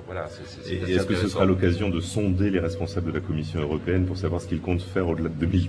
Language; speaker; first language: French; native; French